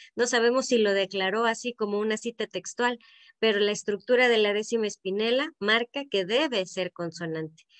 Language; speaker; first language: Spanish; native; Spanish